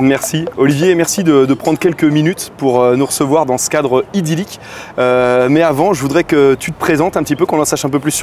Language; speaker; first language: French; native; French